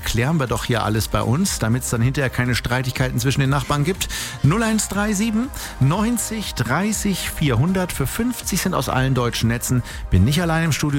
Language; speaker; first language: German; native; German